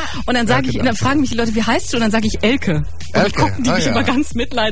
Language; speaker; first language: German; native; German